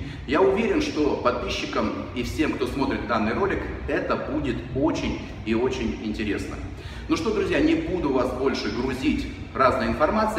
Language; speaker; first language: Russian; native; Russian